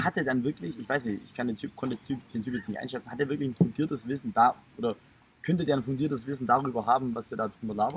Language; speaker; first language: German; native; German